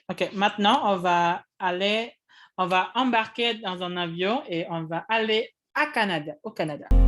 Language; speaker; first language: French; non-native, fluent; Indonesian